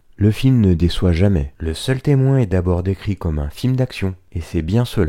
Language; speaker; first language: French; native; French